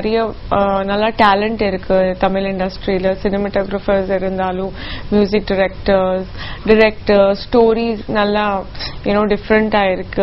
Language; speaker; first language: Tamil; non-native, local second language; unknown